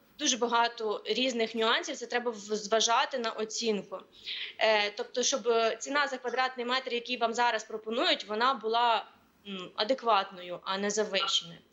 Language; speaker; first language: Ukrainian; native; Ukrainian